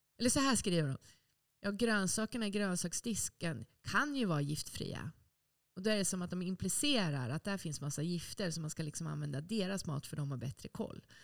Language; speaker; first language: Swedish; native; Swedish